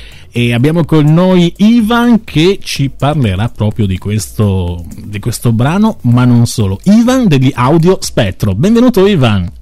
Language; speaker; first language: Italian; native; Italian